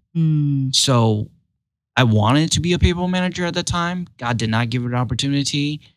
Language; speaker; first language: English; non-native, fluent; Chinese